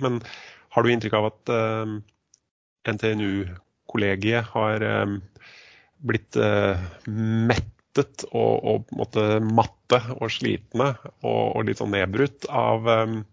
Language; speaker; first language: Norwegian; native; Norwegian